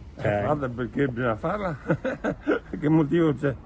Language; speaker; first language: Italian; native; Italian